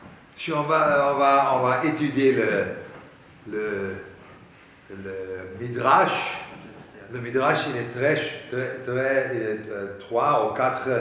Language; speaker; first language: French; non-native, learner; Hebrew